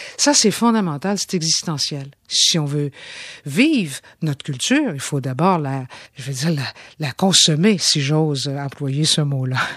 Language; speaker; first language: French; native; French